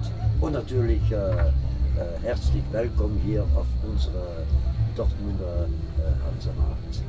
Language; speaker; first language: German; non-native, fluent; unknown